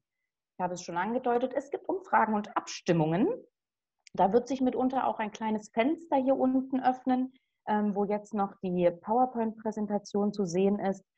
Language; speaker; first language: German; native; German